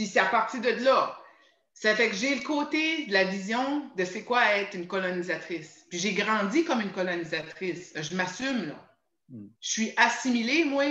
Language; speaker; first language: French; native; French